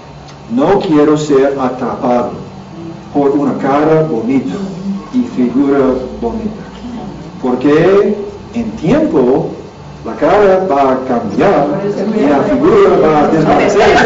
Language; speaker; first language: Spanish; non-native, learner; English